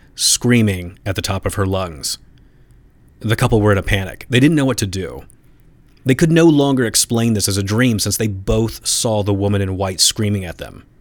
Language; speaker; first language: English; native; English